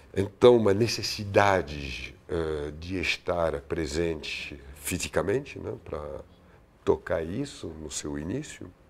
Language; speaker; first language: Portuguese; non-native, fluent; French